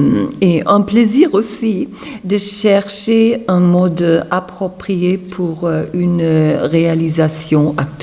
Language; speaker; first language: French; non-native, fluent; German